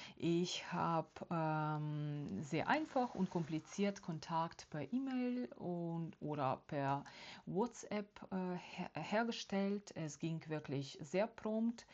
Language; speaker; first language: German; non-native, fluent; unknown